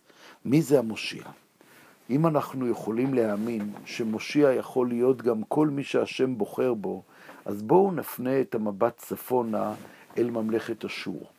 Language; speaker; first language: Hebrew; native; Hebrew